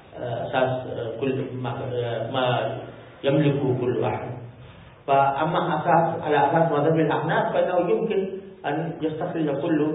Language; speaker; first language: Arabic; non-native, fluent; Urdu